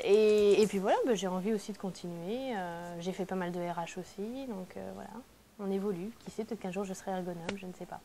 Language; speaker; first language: French; native; French